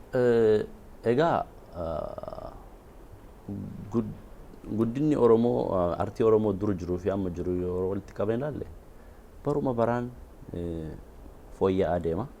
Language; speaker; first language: Oromo; non-native, local second language; Amharic